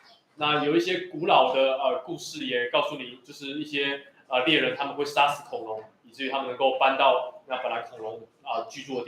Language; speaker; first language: Chinese; native; Chinese